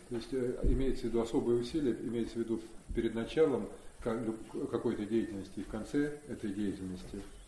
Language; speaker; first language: Russian; native; Russian